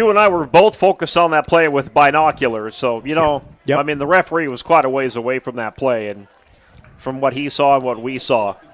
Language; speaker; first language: English; native; English